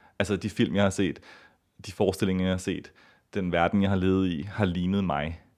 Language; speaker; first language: Danish; native; Danish